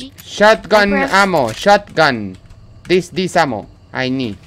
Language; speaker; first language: English; non-native, learner; Spanish